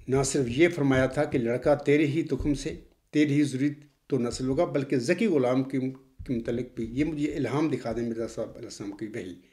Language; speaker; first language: Urdu; native; Urdu